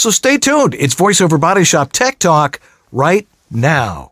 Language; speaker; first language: English; native; English